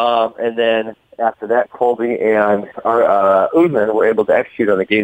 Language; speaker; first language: English; native; English